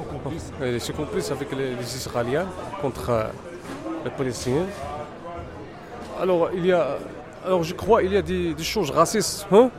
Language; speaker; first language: French; non-native, learner; Arabic